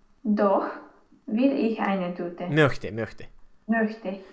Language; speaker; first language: German; non-native, learner; Romanian